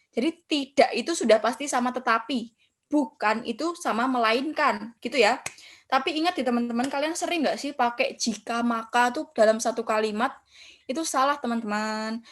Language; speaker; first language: Indonesian; non-native, local second language; Javanese